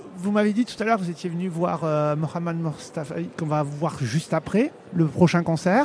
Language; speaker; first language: French; native; French